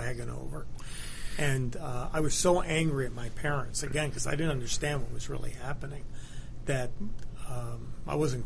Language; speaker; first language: English; native; English